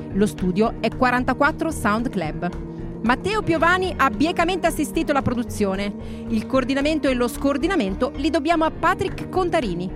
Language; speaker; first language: Italian; native; Italian